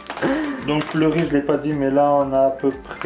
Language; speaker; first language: French; native; French